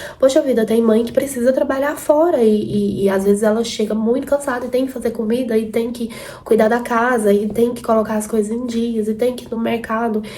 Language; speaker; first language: Portuguese; native; Portuguese